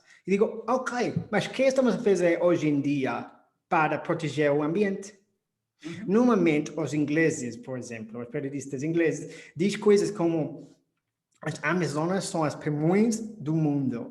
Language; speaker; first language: Portuguese; non-native, fluent; English